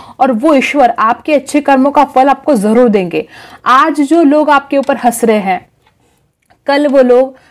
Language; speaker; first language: Hindi; non-native, local second language; Marathi